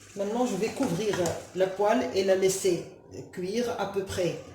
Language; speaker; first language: French; non-native, local second language; Arabic